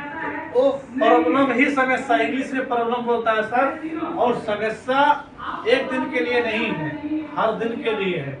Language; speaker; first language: Hindi; non-native, learner; Nepali